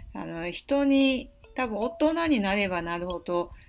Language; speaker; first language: Japanese; non-native, fluent; Chinese